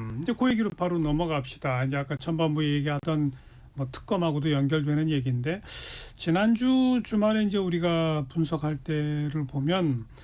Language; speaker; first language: Korean; native; Korean